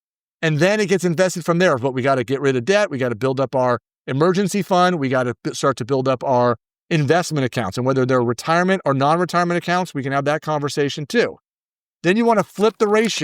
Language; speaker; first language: English; native; English